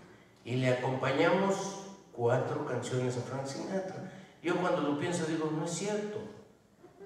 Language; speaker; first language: Spanish; native; Spanish